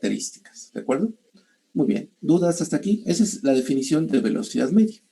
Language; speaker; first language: Spanish; native; Spanish